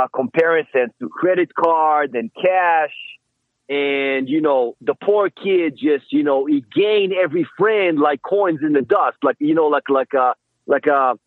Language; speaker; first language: English; non-native, fluent; Hebrew